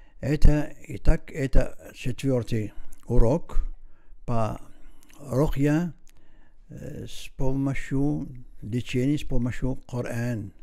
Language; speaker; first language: Russian; non-native, learner; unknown